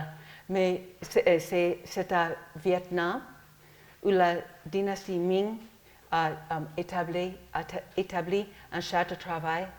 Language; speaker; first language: French; non-native, fluent; English